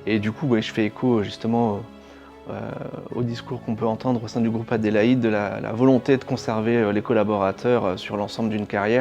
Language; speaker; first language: French; native; French